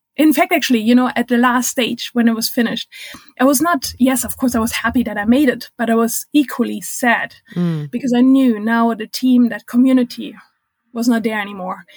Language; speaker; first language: English; non-native, fluent; German